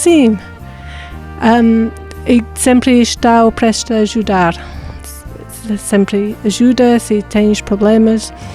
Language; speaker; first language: Portuguese; non-native, fluent; English